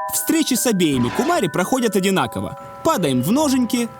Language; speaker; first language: Russian; native; Russian